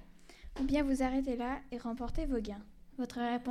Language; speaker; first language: French; native; French